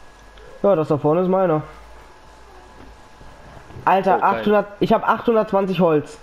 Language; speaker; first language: German; native; German